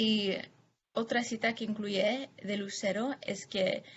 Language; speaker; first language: Spanish; non-native, fluent; English